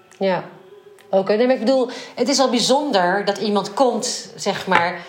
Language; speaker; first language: Dutch; native; Dutch